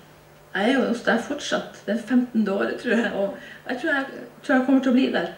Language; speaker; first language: Norwegian; native; Norwegian